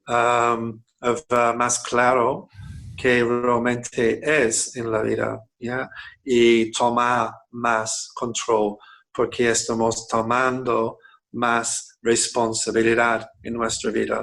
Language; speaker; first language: Spanish; non-native, fluent; English